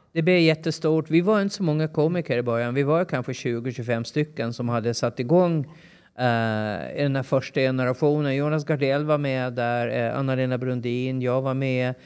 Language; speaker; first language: Swedish; native; Swedish